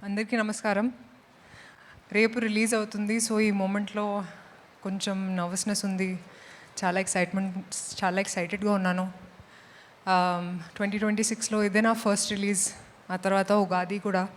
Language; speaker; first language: Telugu; non-native, local second language; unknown